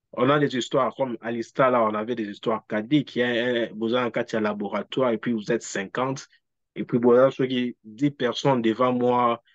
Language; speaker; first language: French; non-native, local second language; Lingala